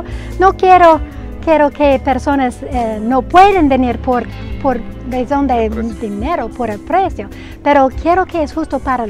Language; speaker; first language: Spanish; non-native, learner; English